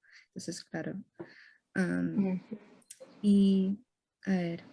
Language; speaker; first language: Spanish; early bilingual, heritage; Spanish